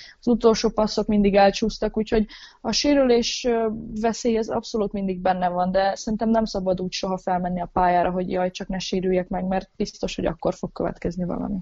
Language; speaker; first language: Hungarian; native; Hungarian